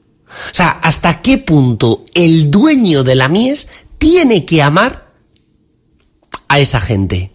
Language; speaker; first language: Spanish; native; Spanish